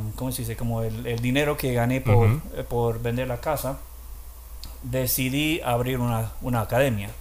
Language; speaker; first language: Spanish; non-native, fluent; English